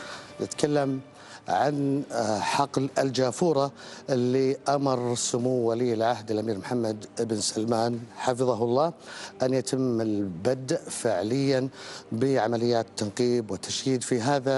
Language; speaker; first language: Arabic; native; Arabic